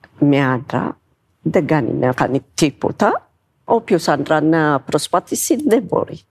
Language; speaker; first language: Greek; non-native, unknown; Amharic